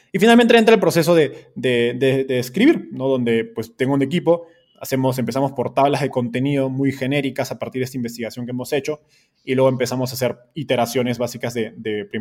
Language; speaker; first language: Spanish; native; Spanish